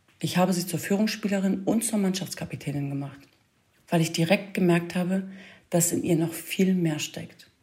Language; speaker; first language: German; early bilingual, other home language; Kurdish